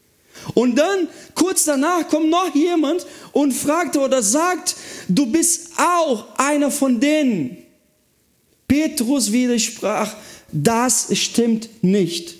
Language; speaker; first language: German; non-native, fluent; Portuguese